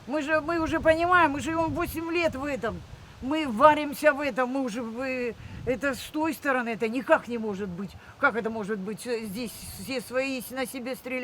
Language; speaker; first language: Russian; native; Russian